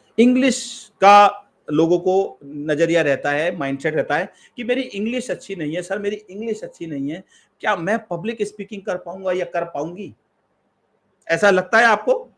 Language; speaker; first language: Hindi; native; Hindi